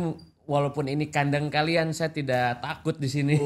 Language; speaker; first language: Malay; non-native, local second language; Indonesian